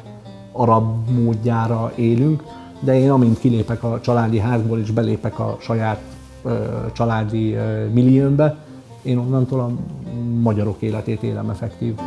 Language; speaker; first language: Hungarian; early bilingual, other home language; Arabic